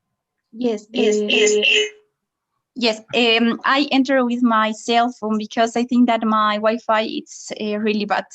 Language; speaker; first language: English; non-native, learner; Spanish